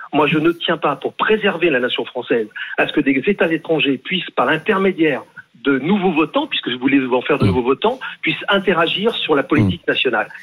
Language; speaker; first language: French; native; French